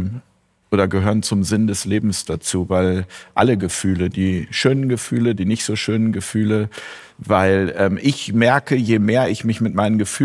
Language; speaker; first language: German; native; German